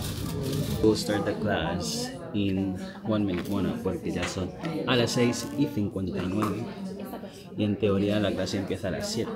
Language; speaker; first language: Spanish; non-native, fluent; Filipino